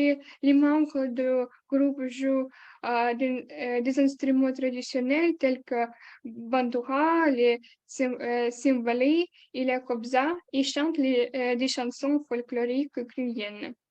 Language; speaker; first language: French; non-native, learner; Ukrainian